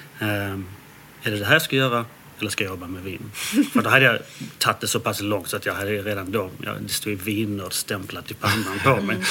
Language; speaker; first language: Swedish; early bilingual, other home language; Danish